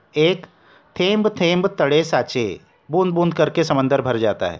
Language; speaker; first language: Hindi; non-native, local second language; Marathi